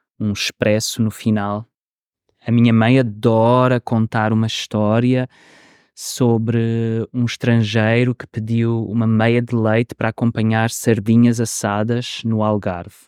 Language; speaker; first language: Portuguese; native; Portuguese